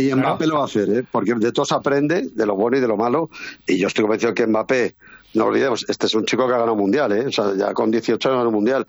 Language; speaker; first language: Spanish; native; Spanish